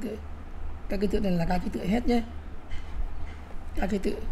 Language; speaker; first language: Vietnamese; native; Vietnamese